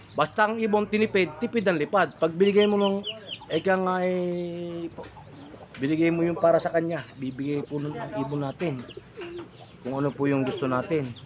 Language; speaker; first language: Filipino; non-native, local second language; Waray